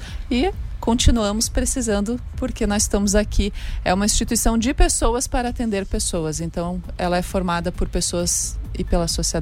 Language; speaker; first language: Portuguese; native; Portuguese